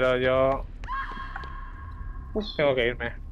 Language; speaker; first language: Spanish; native; Spanish